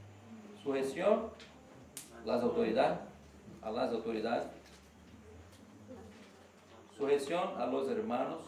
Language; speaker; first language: Spanish; non-native, learner; Portuguese